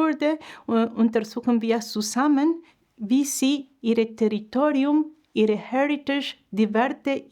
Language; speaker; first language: German; non-native, fluent; Spanish